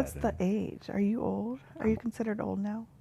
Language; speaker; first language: English; native; English